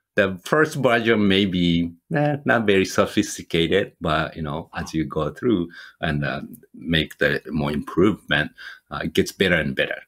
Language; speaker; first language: English; non-native, fluent; Japanese